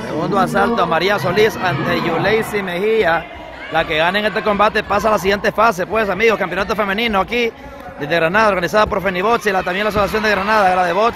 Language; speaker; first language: Spanish; native; Spanish